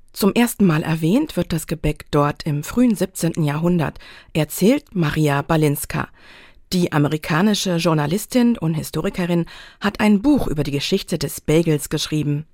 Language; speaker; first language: German; native; German